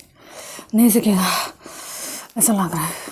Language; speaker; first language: Hindi; non-native, local second language; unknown